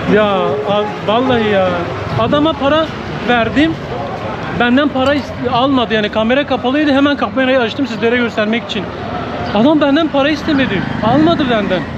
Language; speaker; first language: Turkish; native; Turkish